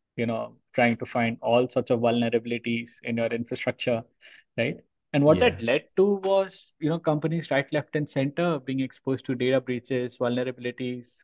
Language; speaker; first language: English; non-native, local second language; Hindi